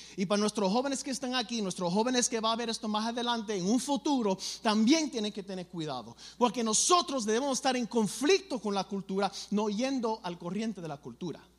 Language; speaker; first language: Spanish; early bilingual, other home language; English